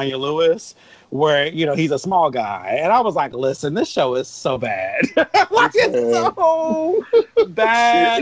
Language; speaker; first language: English; native; English